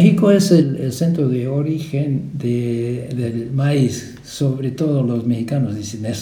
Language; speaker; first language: Spanish; non-native, fluent; English